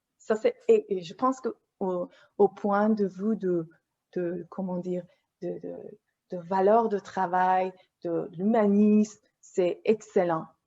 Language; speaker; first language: French; non-native, fluent; Persian